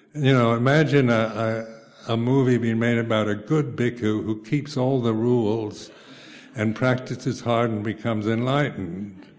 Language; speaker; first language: English; native; English